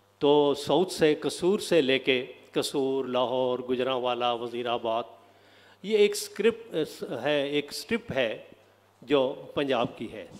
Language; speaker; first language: Urdu; non-native, local second language; Saraiki